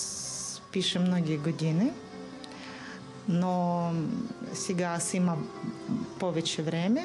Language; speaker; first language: Bulgarian; non-native, learner; Russian